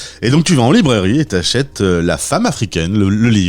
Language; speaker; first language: French; native; French